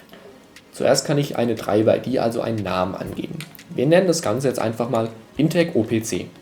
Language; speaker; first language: German; native; German